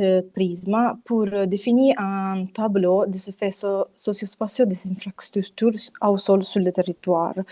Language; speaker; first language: French; non-native, fluent; Italian